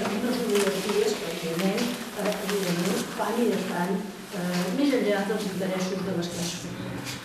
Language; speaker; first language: Catalan; native; Catalan